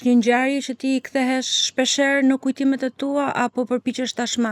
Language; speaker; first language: Albanian; native; Albanian